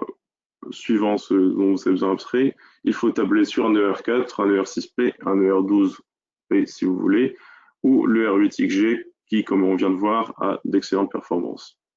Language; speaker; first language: French; native; French